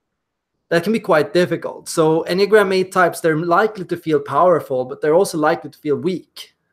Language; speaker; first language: English; non-native, fluent; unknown